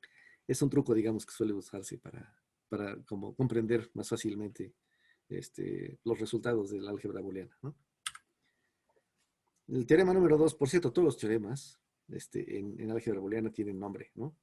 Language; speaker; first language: Spanish; native; Spanish